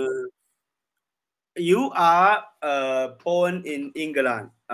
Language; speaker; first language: English; non-native, learner; Chinese